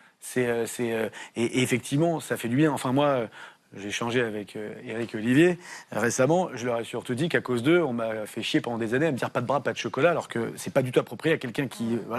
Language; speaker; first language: French; native; French